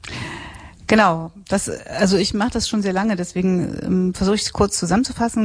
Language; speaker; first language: German; native; German